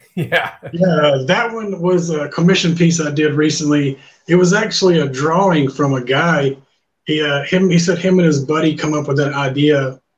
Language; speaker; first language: English; native; English